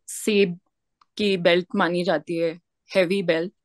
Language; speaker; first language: Hindi; native; Hindi